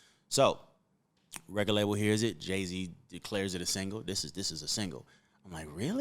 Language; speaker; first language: English; native; English